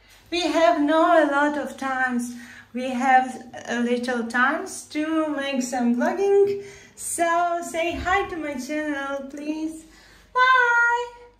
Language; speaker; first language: English; non-native, learner; Ukrainian